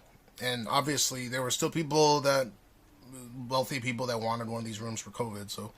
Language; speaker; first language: English; native; English